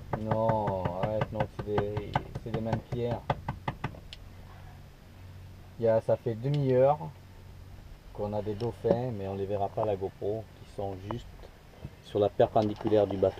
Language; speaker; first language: French; native; French